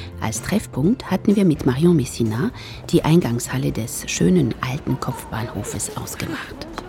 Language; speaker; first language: German; non-native, fluent; French